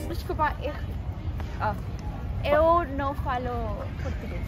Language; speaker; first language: Portuguese; non-native, learner; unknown